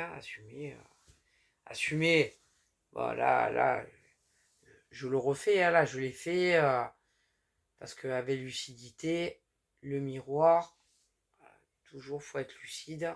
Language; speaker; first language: French; native; French